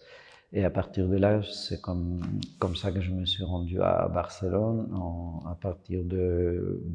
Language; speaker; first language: French; non-native, fluent; Spanish